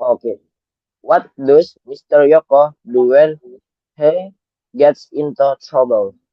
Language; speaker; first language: English; non-native, learner; Indonesian